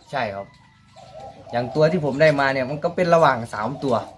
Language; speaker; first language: Thai; non-native, local second language; Northeastern Thai